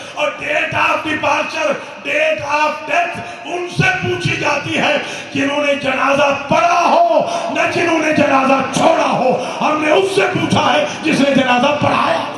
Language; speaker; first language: Urdu; non-native, local second language; Punjabi